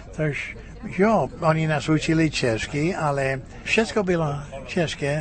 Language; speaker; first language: Czech; early bilingual, heritage; Czech